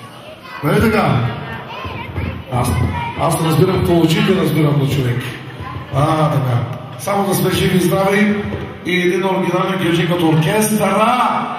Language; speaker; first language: Bulgarian; non-native, local second language; Turkish